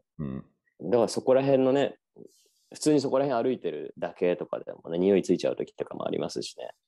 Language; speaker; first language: Japanese; native; Japanese